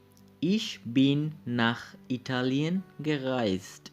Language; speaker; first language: German; non-native, learner; Bangla